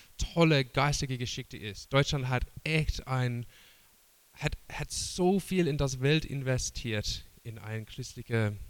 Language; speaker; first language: German; non-native, learner; English